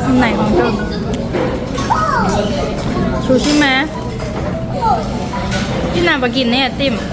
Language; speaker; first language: Korean; non-native, learner; Thai